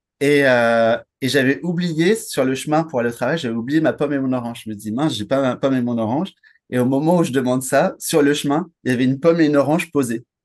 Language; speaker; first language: French; native; French